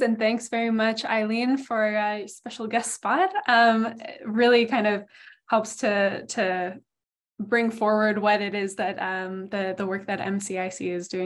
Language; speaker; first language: English; native; English